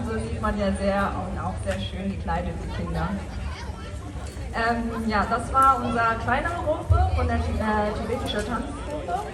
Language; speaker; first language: German; non-native, learner; Tibetan